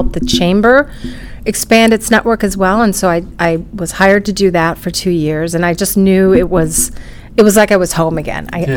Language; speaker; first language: English; native; English